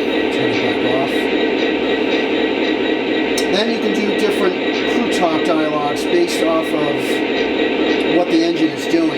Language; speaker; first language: English; native; English